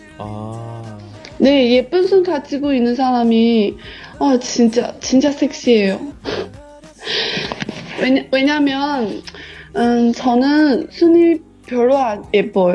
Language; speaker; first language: Korean; non-native, learner; Chinese